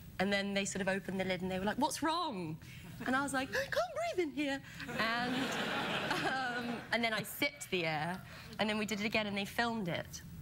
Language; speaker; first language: English; native; English